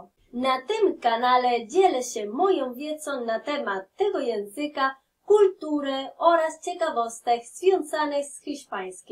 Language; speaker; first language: Polish; non-native, fluent; Spanish